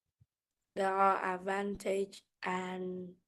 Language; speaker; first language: English; non-native, learner; Vietnamese